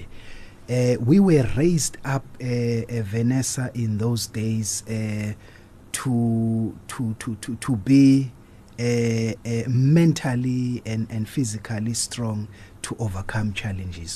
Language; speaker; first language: English; non-native, local second language; Zulu